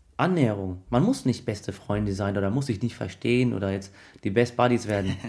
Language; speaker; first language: German; early bilingual, other home language; Arabic